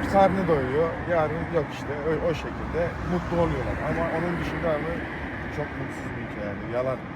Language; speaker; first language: Turkish; early bilingual, heritage; Finnish